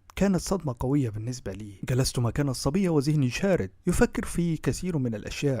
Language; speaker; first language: Arabic; native; Arabic